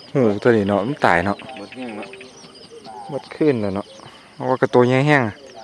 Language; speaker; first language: Thai; native; Thai